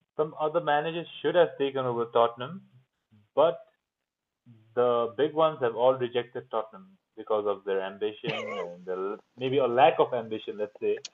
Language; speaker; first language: English; non-native, local second language; Nepali